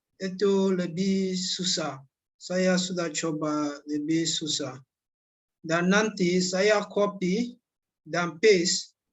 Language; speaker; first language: Indonesian; non-native, learner; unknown